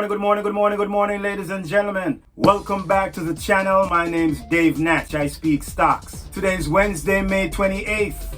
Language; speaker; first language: English; native; English